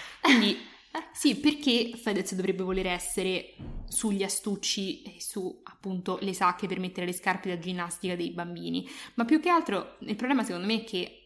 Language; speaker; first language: Italian; native; Italian